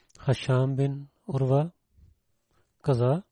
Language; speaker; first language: Bulgarian; non-native, learner; Urdu